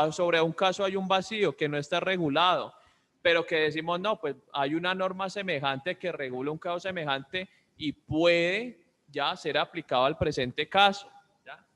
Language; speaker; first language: Spanish; native; Spanish